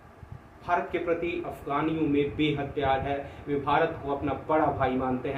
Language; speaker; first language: Hindi; native; Hindi